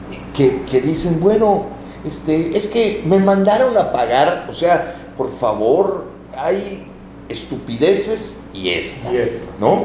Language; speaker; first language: Spanish; native; Spanish